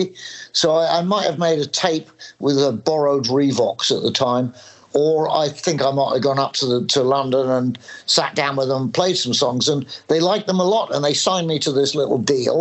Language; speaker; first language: English; native; English